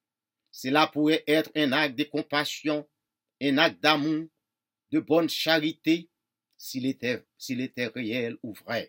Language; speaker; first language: French; non-native, local second language; Haitian Creole